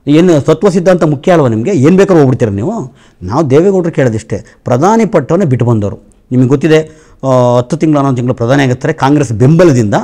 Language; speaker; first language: Kannada; native; Kannada